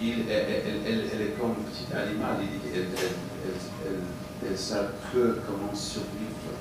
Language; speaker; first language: French; non-native, fluent; English